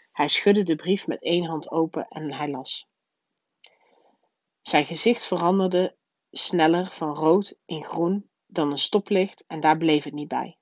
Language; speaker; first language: Dutch; native; Dutch